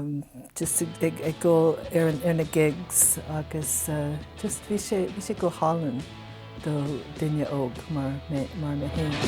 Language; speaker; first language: Irish; non-native, fluent; English